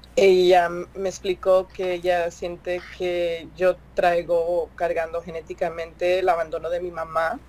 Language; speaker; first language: Spanish; early bilingual, heritage; Spanish